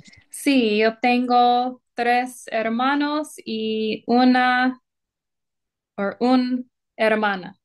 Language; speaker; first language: Spanish; non-native, learner; English